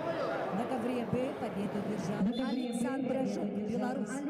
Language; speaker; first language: Russian; native; Russian